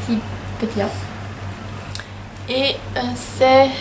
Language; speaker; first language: French; native; French